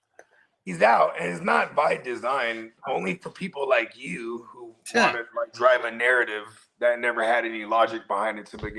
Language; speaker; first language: English; native; English